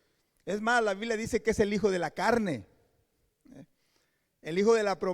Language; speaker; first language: Spanish; native; Spanish